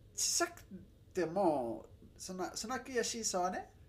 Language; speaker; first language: Japanese; non-native, learner; Spanish